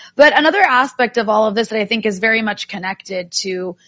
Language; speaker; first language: English; native; English